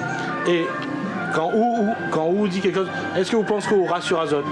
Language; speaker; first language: French; native; French